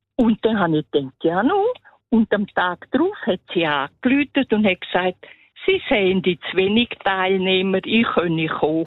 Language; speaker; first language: German; native; German